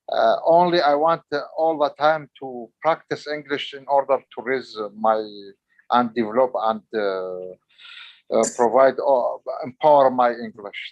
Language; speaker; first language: English; non-native, learner; Arabic